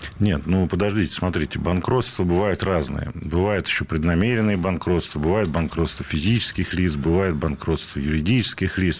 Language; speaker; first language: Russian; native; Russian